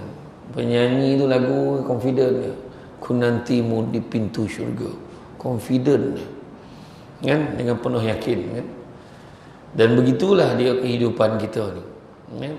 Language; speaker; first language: Malay; native; Malay